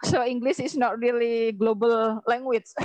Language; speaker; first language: English; non-native, learner; Indonesian